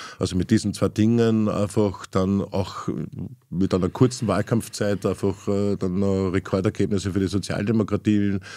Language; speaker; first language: German; native; German